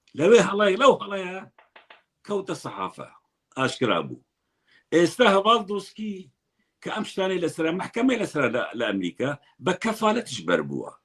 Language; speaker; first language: Central Kurdish; non-native, local second language; Kurdish